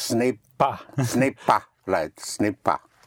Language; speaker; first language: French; non-native, fluent; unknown